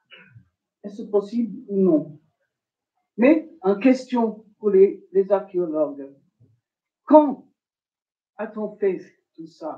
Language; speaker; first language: French; non-native, fluent; English